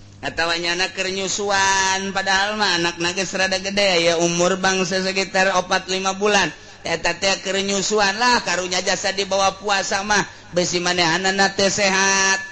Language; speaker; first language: Sundanese; native; Sundanese